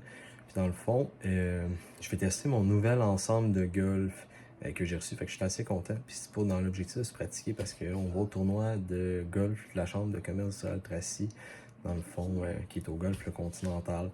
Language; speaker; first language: French; native; French